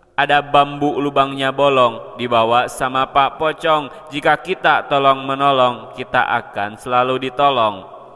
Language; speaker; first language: Indonesian; non-native, local second language; Sundanese